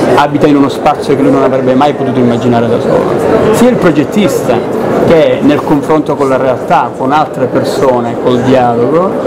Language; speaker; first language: Italian; native; Italian